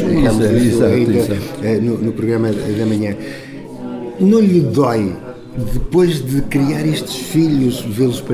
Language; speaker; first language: Portuguese; native; Portuguese